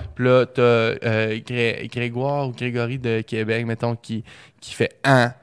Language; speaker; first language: French; native; French